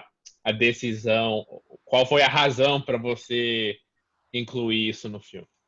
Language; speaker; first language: Portuguese; early bilingual, heritage; Portuguese